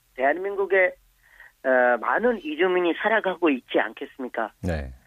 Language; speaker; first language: Korean; non-native, fluent; Bangla